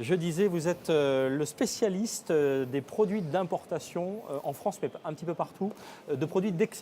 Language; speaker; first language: French; native; French